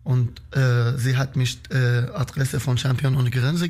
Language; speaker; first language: German; non-native, learner; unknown